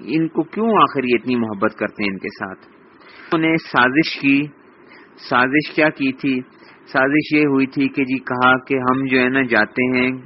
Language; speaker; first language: Urdu; native; Urdu